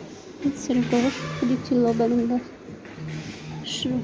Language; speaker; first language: Russian; non-native, learner; Tajik